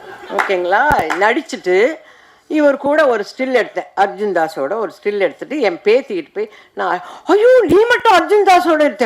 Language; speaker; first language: Tamil; native; Tamil